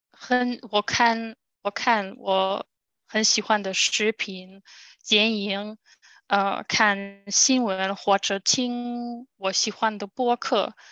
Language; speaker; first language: Chinese; non-native, learner; German